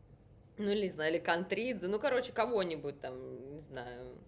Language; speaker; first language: Russian; native; Russian